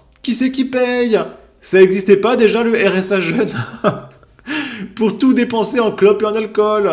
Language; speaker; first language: French; native; French